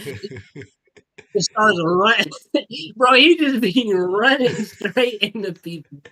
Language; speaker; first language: English; native; English